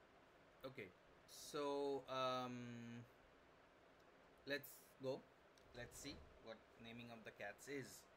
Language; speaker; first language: English; non-native, local second language; Bangla